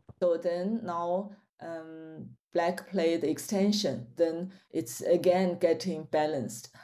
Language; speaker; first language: English; non-native, fluent; Chinese